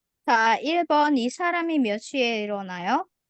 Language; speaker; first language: Korean; non-native, fluent; Indonesian